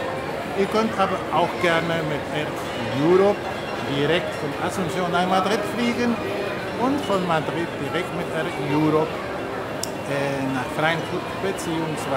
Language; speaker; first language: German; non-native, fluent; Polish